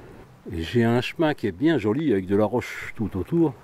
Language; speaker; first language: French; native; French